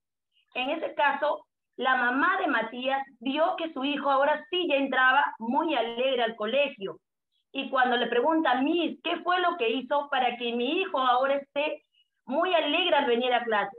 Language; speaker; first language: Spanish; native; Spanish